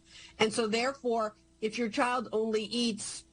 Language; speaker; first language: English; native; English